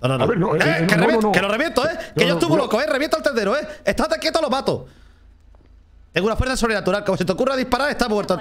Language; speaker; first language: Spanish; native; Spanish